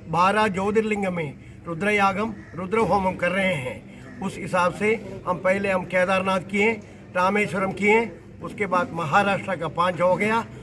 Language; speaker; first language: Hindi; non-native, local second language; Tamil